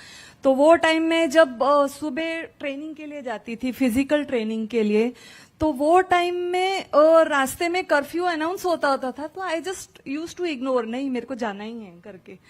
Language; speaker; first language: Hindi; non-native, local second language; Punjabi